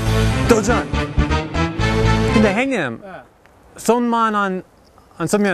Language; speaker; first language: Korean; non-native, fluent; English